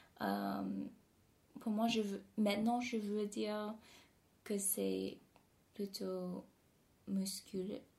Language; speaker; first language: French; non-native, fluent; English